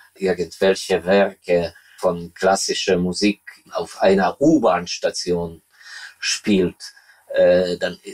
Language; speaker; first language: German; non-native, fluent; Ukrainian